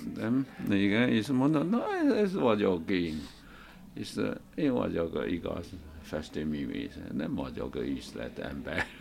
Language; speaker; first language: Hungarian; non-native, learner; Chinese